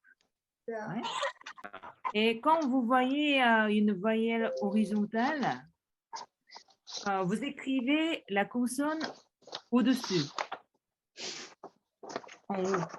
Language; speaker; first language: French; early bilingual, other home language; Korean